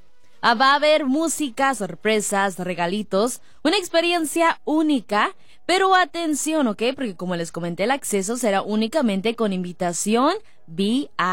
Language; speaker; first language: Spanish; native; Spanish